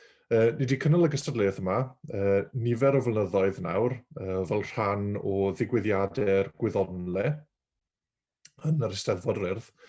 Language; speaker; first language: Welsh; native; Welsh